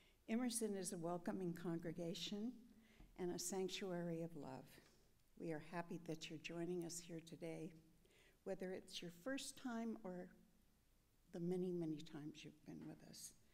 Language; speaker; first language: English; native; English